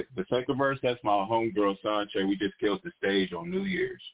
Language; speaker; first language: English; native; English